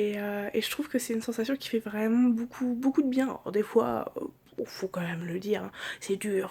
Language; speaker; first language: French; native; French